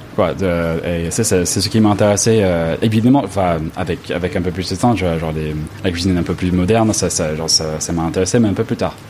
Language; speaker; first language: French; non-native, fluent; English